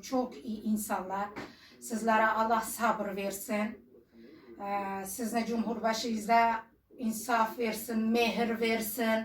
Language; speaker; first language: Turkish; non-native, learner; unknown